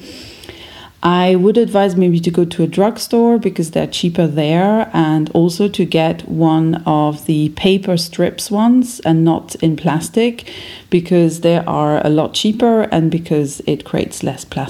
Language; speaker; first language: English; non-native, fluent; French